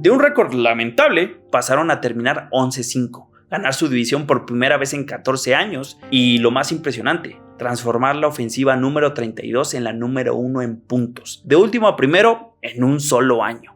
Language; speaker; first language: Spanish; native; Spanish